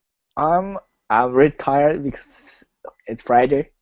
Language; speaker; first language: English; non-native, learner; Japanese